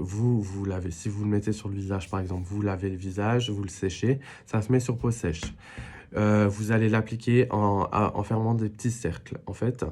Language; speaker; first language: French; native; French